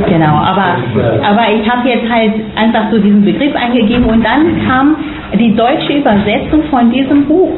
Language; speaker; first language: German; non-native, fluent; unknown